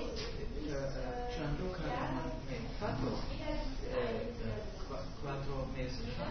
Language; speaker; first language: Italian; non-native, learner; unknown